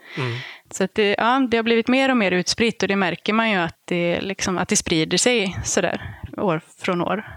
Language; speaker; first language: Swedish; native; Swedish